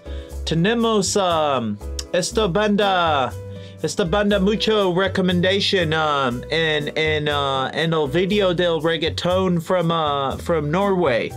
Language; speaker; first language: Spanish; non-native, learner; English